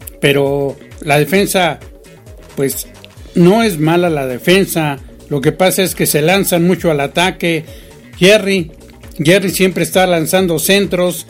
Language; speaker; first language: Spanish; native; Spanish